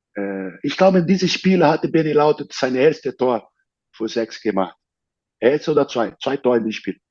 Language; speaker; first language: German; non-native, learner; Portuguese